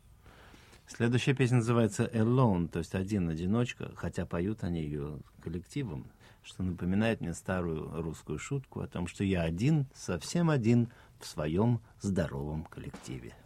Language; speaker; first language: Russian; native; Russian